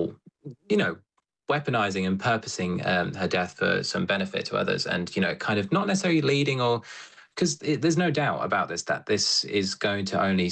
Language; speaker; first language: English; native; English